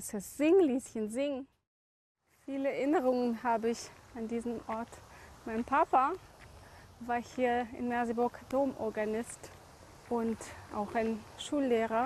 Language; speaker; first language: German; native; German